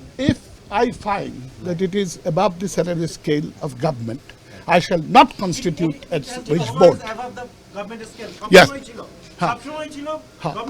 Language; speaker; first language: English; non-native, local second language; Bangla